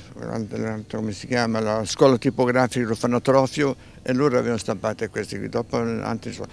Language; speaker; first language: Italian; native; Italian